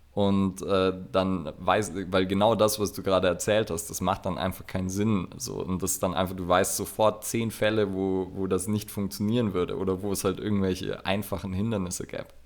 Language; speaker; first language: German; native; German